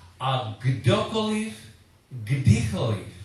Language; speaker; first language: Czech; non-native, learner; English